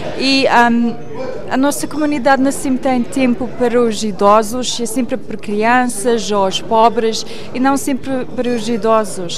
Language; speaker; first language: Portuguese; early bilingual, heritage; English